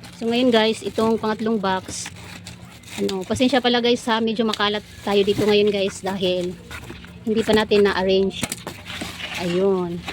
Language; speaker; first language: Filipino; non-native, local second language; Cebuano